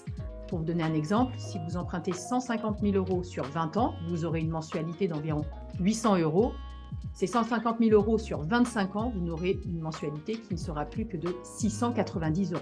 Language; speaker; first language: French; native; French